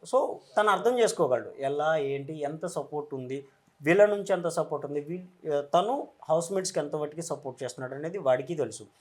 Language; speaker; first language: Telugu; native; Telugu